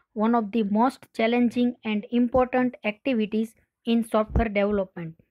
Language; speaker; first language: English; non-native, local second language; Gujarati